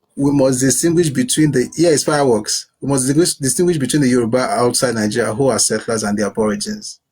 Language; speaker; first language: English; non-native, local second language; Yoruba